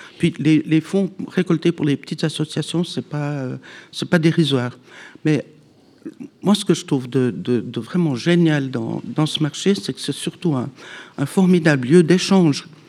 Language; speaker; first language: French; native; French